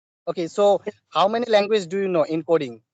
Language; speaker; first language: English; non-native, learner; Bangla